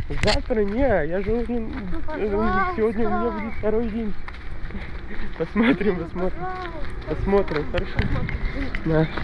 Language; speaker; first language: Russian; non-native, local second language; Kyrgyz